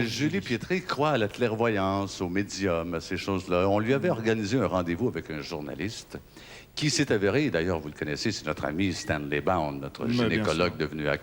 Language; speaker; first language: French; native; French